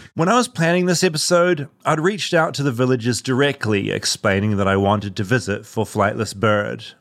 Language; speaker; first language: English; native; English